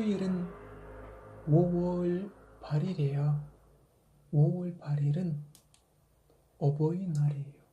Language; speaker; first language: Korean; non-native, fluent; Kazakh